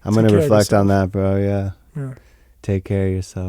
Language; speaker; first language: English; native; English